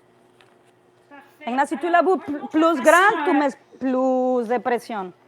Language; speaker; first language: French; non-native, learner; Spanish